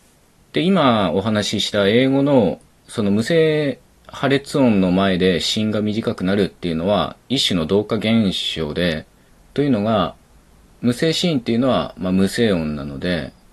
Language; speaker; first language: Japanese; native; Japanese